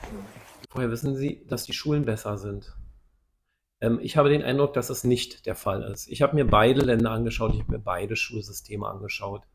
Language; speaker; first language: German; native; German